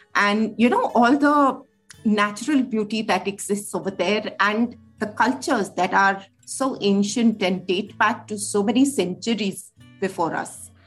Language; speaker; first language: English; non-native, local second language; Hindi